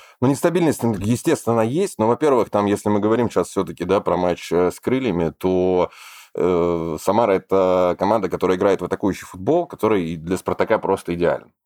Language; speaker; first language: Russian; native; Russian